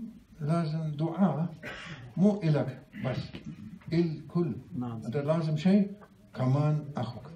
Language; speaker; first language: Arabic; non-native, learner; German